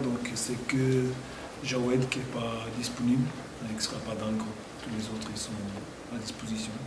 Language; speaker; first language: French; non-native, fluent; Portuguese